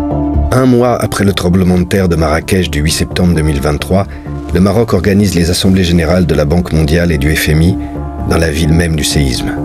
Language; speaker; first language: French; native; French